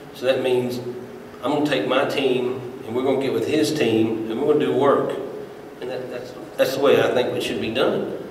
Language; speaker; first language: English; native; English